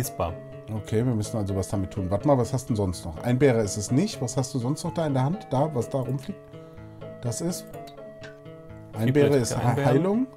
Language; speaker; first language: German; native; German